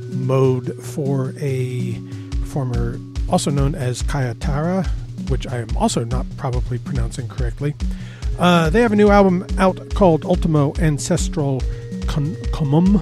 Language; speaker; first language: English; native; English